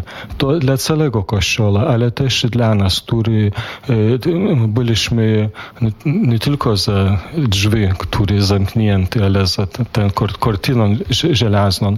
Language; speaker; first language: Polish; non-native, fluent; Lithuanian